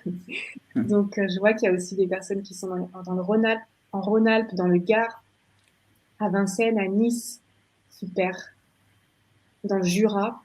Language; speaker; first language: French; native; French